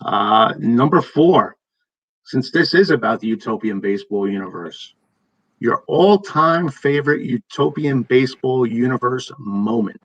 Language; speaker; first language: English; native; English